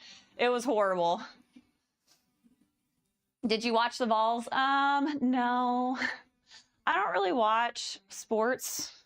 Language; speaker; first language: English; native; English